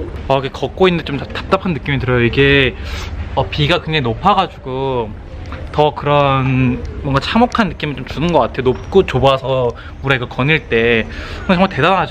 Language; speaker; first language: Korean; native; Korean